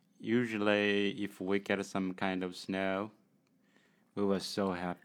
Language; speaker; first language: English; non-native, learner; Chinese